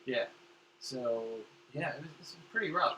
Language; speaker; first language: English; native; English